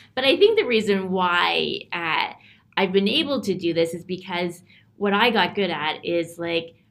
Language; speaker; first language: English; native; English